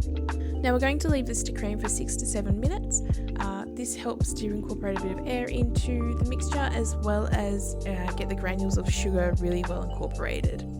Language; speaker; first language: English; native; English